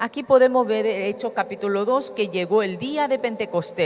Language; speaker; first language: Spanish; native; Spanish